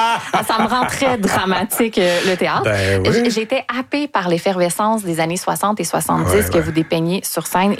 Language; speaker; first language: French; native; French